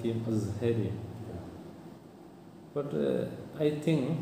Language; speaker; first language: English; non-native, learner; Malayalam